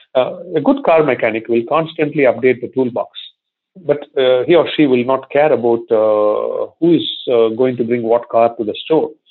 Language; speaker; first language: English; non-native, local second language; Tamil